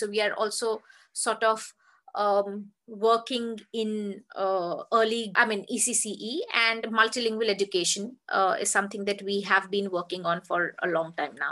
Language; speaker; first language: English; non-native, local second language; Hindi